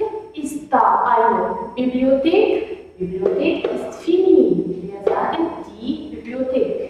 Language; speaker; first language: German; non-native, fluent; Arabic